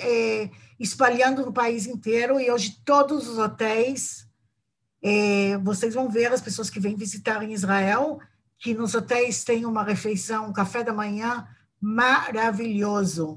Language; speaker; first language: Portuguese; non-native, fluent; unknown